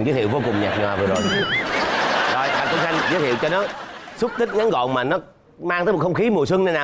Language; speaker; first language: Vietnamese; native; Vietnamese